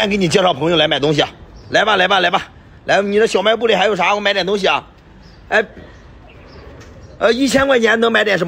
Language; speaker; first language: Chinese; native; Chinese